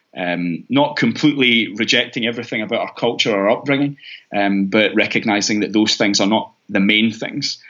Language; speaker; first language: English; native; English